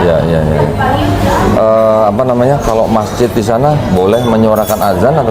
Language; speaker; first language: Indonesian; native; Indonesian